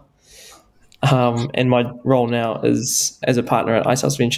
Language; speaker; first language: English; native; English